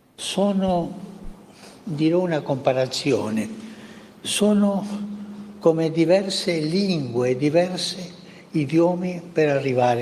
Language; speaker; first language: Italian; early bilingual, heritage; Spanish